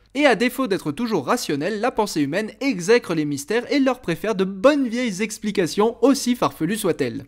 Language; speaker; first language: French; native; French